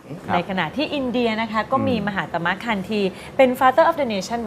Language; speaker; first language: Thai; native; Thai